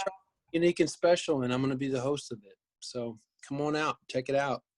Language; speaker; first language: English; native; English